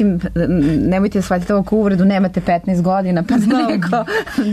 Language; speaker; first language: Serbian; native; Serbian